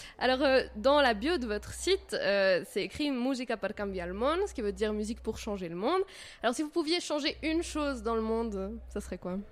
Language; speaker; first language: French; native; French